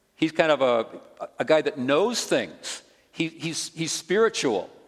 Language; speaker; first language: English; native; English